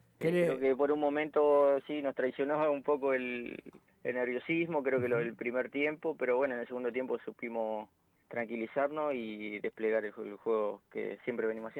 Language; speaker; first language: Spanish; native; Spanish